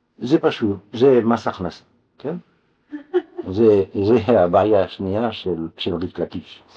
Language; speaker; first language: Hebrew; non-native, fluent; French